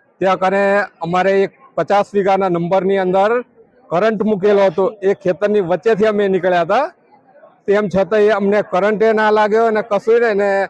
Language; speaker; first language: Gujarati; native; Gujarati